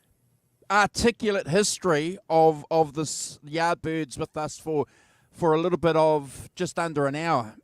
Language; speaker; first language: English; native; English